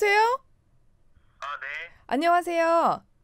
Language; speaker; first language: Korean; native; Korean